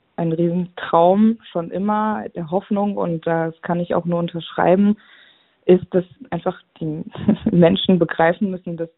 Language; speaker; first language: German; native; German